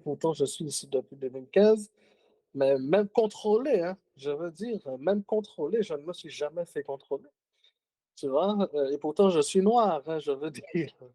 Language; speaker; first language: French; native; French